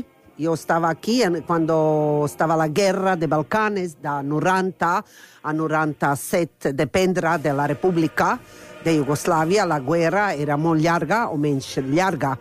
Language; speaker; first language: Catalan; non-native, fluent; Croatian